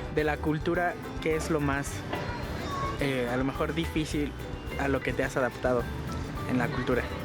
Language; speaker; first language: Spanish; native; Spanish